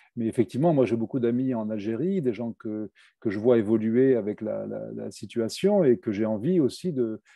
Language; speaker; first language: French; native; French